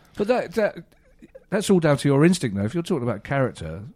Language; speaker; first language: English; native; English